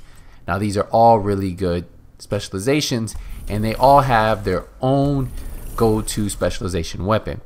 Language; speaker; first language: English; native; English